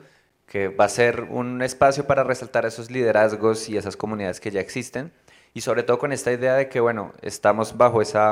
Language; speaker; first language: Spanish; native; Spanish